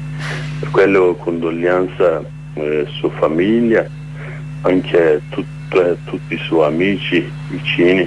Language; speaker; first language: Italian; non-native, fluent; Kurdish